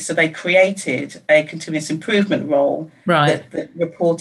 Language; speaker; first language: English; native; English